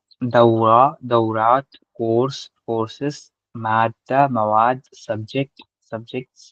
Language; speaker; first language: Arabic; non-native, fluent; Urdu